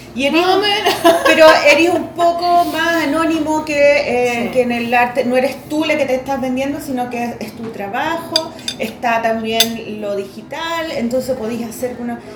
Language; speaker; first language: Spanish; native; Spanish